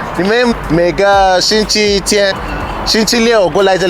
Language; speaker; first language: Chinese; non-native, learner; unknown